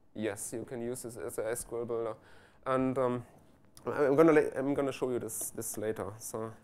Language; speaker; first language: English; non-native, fluent; German